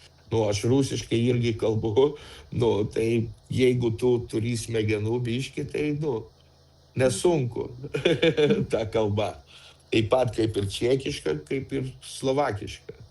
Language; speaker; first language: Lithuanian; non-native, local second language; Russian